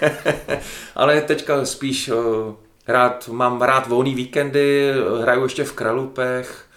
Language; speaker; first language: Czech; native; Czech